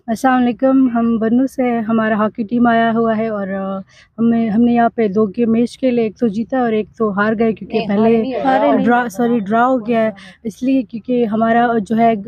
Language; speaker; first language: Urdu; non-native, local second language; Pashto